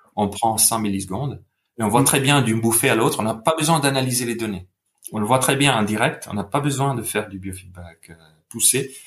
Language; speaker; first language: French; non-native, fluent; Italian